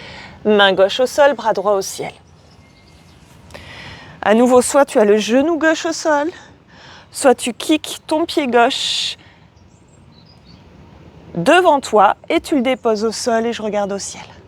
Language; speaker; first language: French; native; French